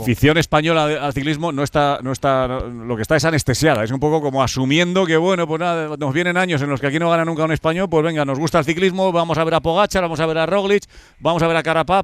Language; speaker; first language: Spanish; native; Spanish